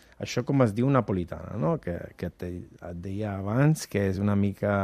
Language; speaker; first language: Catalan; non-native, fluent; Italian